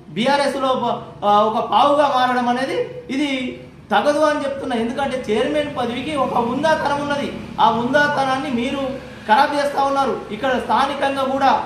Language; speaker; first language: Telugu; native; Telugu